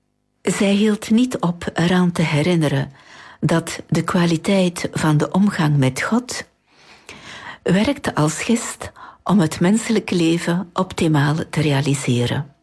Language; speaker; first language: Dutch; native; Dutch